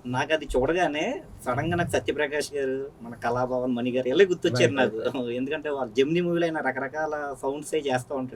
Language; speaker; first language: Telugu; native; Telugu